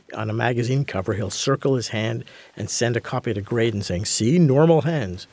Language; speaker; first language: English; native; English